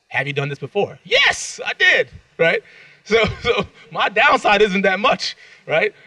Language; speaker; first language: English; native; English